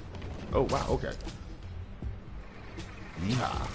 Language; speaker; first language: English; native; English